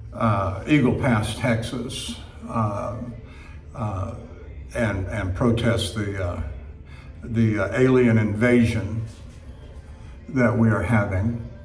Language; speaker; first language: English; native; English